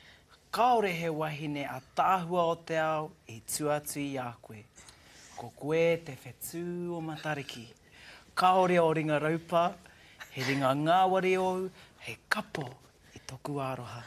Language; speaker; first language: Māori; non-native, learner; English